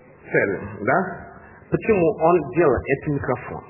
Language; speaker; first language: Russian; non-native, learner; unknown